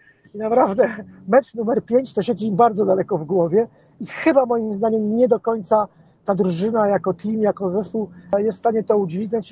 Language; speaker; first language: Polish; native; Polish